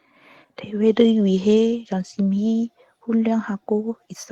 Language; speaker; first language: Korean; non-native, learner; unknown